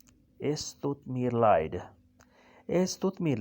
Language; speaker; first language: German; non-native, learner; Urdu